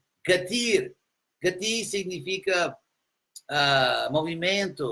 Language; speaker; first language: Portuguese; non-native, fluent; English